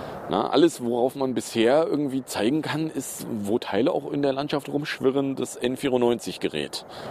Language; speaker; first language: German; native; German